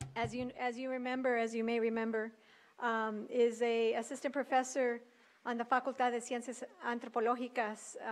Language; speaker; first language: English; early bilingual, other home language; Spanish